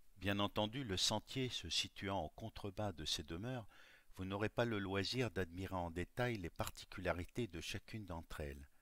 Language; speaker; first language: French; native; French